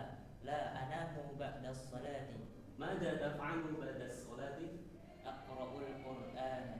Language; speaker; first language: Arabic; non-native, learner; Indonesian